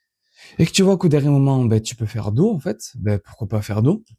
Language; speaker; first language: French; native; French